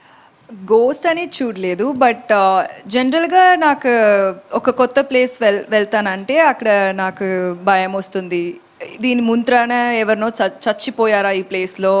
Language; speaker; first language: Telugu; non-native, local second language; Tamil